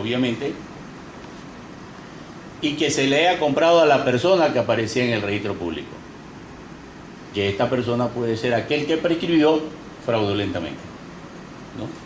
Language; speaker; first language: Spanish; native; Spanish